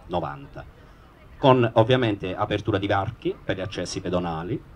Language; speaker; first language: Italian; native; Italian